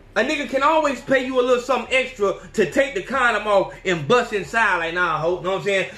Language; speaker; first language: English; native; English